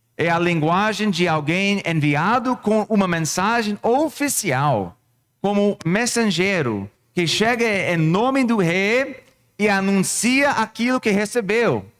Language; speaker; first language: Portuguese; non-native, fluent; English